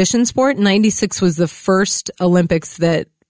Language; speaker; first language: English; native; English